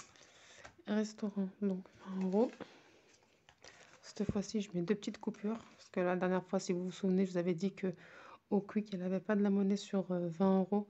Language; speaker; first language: French; native; French